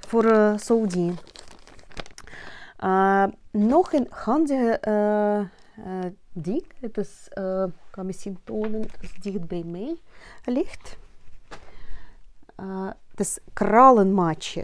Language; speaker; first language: Dutch; non-native, learner; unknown